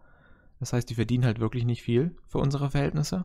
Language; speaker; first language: German; native; German